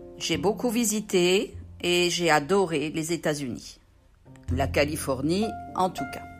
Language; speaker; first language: French; native; French